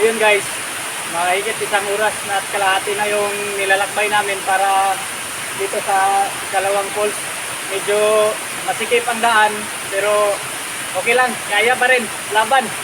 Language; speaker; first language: Filipino; non-native, local second language; Cebuano